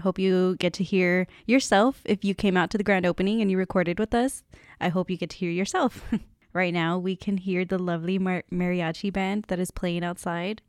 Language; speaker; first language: English; early bilingual, other home language; Spanish